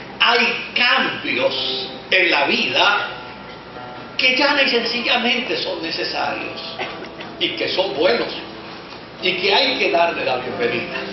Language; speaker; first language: Spanish; native; Spanish